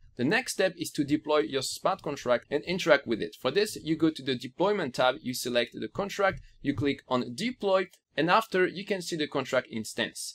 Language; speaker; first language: English; non-native, fluent; French